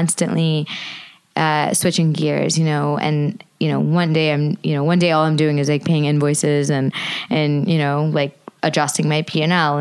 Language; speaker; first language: English; native; English